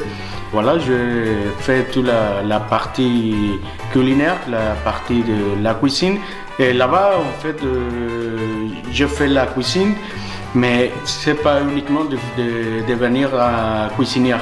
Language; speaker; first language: French; non-native, learner; Spanish